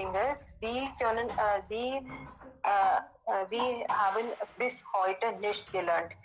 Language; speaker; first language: German; non-native, learner; Hindi